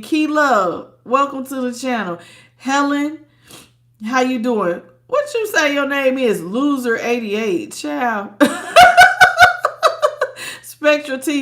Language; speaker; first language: English; native; English